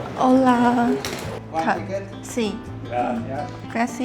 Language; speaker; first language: Spanish; non-native, learner; Chinese